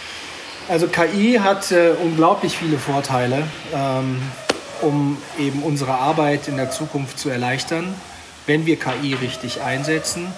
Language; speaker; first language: German; native; German